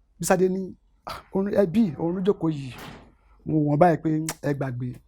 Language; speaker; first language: Yoruba; native; Yoruba